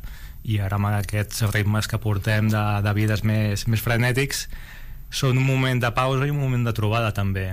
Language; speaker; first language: Catalan; native; Catalan